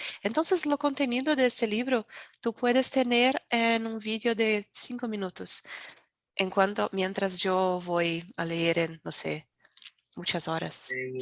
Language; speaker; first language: Spanish; non-native, learner; Portuguese